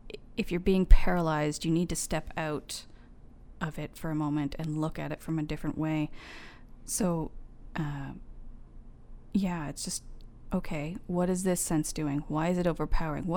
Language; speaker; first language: English; native; English